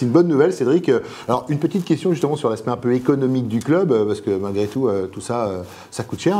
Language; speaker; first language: French; native; French